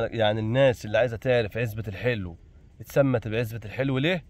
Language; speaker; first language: Arabic; native; Arabic